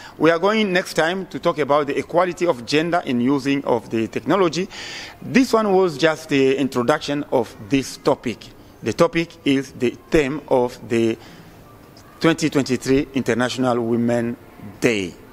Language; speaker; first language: English; non-native, fluent; Swahili